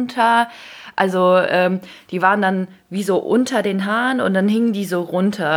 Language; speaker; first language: German; early bilingual, other home language; Ukrainian